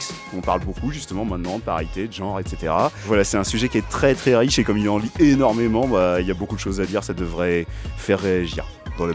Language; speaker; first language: French; native; French